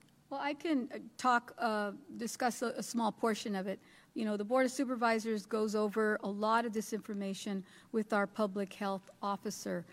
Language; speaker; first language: English; early bilingual, other home language; Spanish